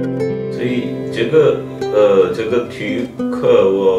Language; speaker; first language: Chinese; non-native, fluent; Czech